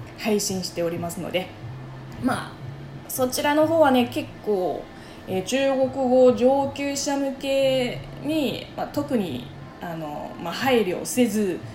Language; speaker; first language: Japanese; non-native, fluent; Chinese